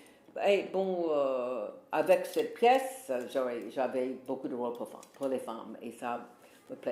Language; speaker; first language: French; non-native, fluent; English